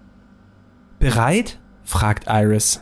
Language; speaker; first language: German; native; German